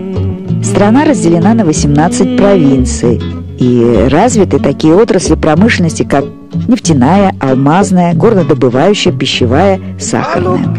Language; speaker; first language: Russian; native; Russian